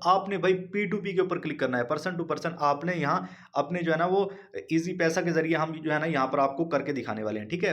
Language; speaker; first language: Urdu; non-native, local second language; Punjabi